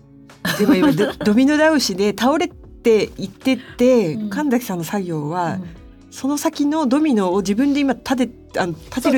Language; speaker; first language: Japanese; native; Japanese